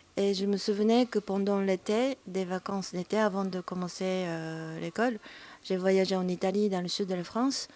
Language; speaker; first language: French; non-native, fluent; Japanese